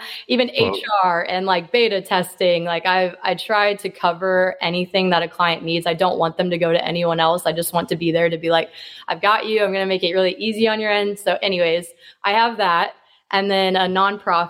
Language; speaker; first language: English; native; English